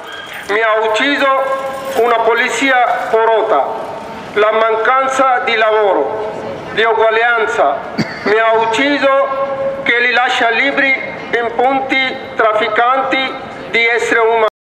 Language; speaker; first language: Italian; non-native, learner; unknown